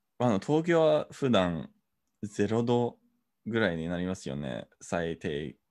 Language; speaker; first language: Japanese; non-native, fluent; English